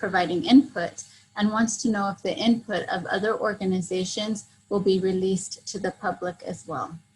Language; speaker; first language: English; native; English